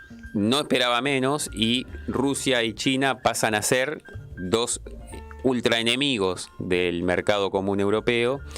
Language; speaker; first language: Spanish; native; Spanish